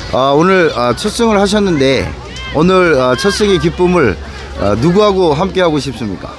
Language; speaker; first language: Korean; native; Korean